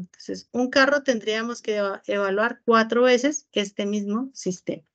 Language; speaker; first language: Spanish; native; Spanish